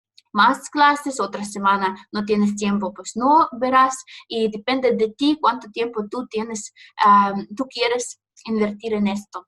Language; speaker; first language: Spanish; non-native, fluent; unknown